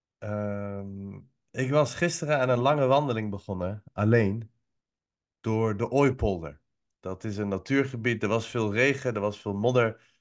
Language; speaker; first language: Dutch; early bilingual, other home language; Persian